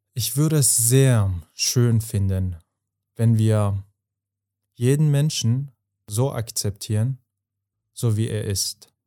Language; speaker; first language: German; non-native, fluent; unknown